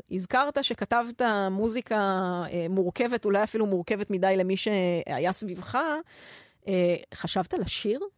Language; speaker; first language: Hebrew; native; Hebrew